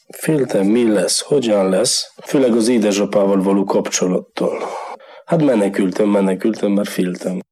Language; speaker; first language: Hungarian; non-native, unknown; Polish